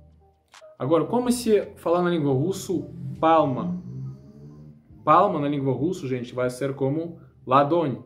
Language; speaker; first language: Portuguese; non-native, learner; Russian